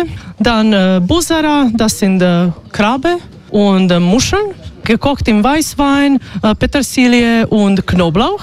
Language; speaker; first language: German; non-native, fluent; Croatian